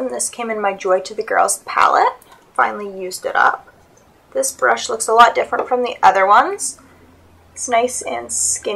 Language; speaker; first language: English; native; English